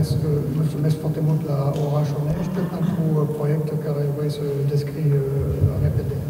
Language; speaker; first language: Romanian; non-native, learner; French